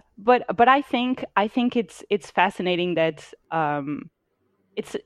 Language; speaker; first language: English; non-native, fluent; Portuguese